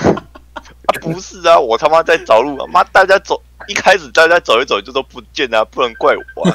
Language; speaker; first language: Chinese; native; Chinese